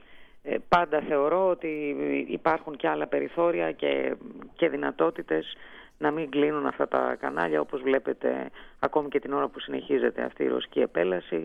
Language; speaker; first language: Greek; native; Greek